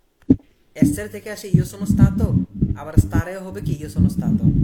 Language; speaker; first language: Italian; non-native, fluent; Bangla